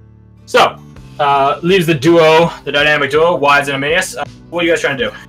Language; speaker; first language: English; native; English